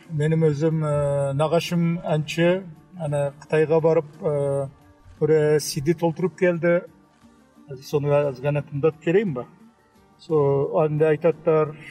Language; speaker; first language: Kazakh; early bilingual, heritage; Kazakh